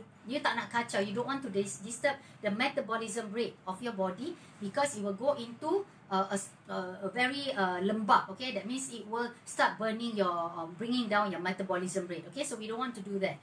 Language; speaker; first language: English; non-native, local second language; Malay